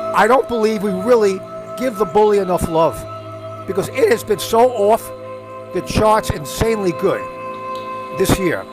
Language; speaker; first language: English; native; English